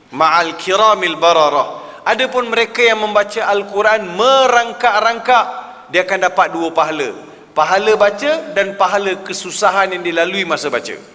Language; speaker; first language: Malay; non-native, local second language; Tamil